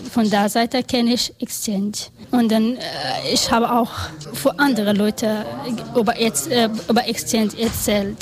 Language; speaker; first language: German; non-native, learner; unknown